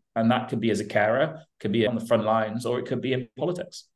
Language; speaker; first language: English; native; English